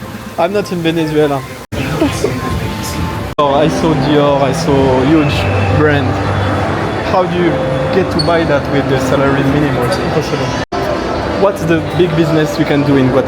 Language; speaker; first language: English; non-native, learner; French